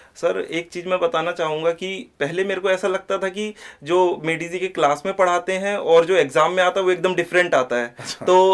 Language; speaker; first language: Hindi; native; Hindi